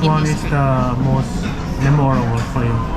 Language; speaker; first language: English; non-native, fluent; Korean